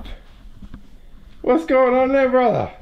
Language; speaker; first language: English; native; English